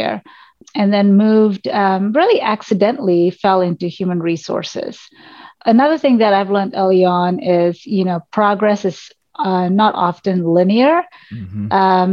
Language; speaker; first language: English; non-native, local second language; Tamil